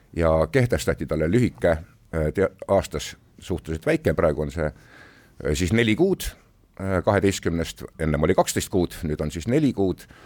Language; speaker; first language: Estonian; native; Estonian